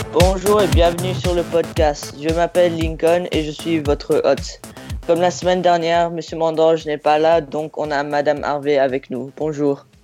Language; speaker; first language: French; non-native, learner; English